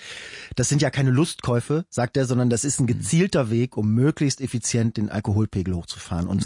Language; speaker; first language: German; native; German